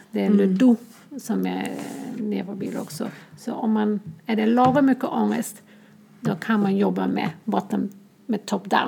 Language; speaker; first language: Swedish; non-native, fluent; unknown